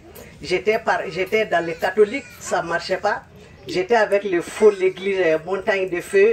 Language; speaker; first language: French; non-native, local second language; Bambara